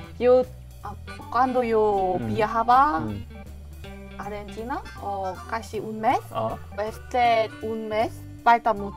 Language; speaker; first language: Spanish; non-native, learner; Korean